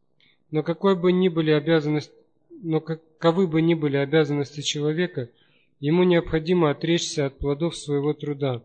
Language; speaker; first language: Russian; native; Russian